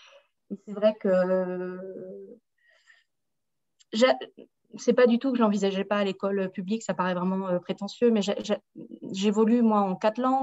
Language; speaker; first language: French; native; French